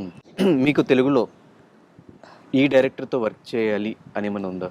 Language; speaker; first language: Telugu; native; Telugu